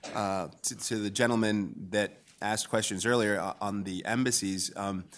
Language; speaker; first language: English; non-native, fluent; Spanish